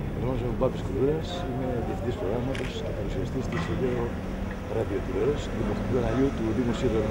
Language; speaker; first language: Greek; native; Greek